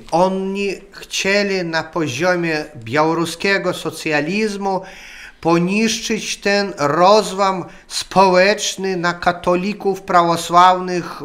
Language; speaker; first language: Polish; non-native, learner; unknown